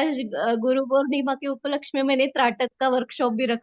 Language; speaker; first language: Hindi; native; Hindi